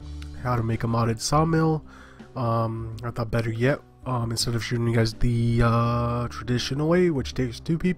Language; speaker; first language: English; native; English